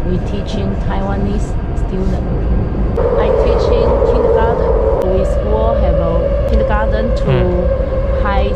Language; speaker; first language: English; non-native, learner; Chinese